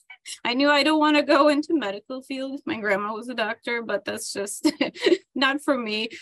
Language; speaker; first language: English; non-native, fluent; Ukrainian